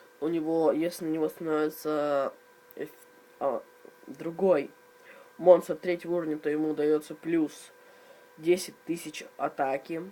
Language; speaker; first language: Russian; native; Russian